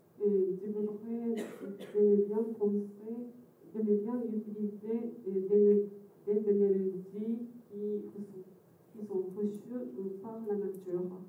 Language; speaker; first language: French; non-native, fluent; Japanese